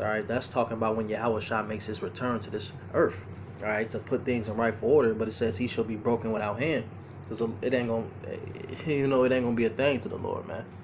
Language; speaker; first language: English; native; English